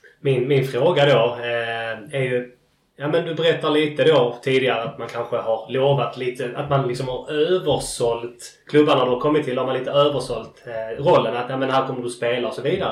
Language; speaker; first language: Swedish; native; Swedish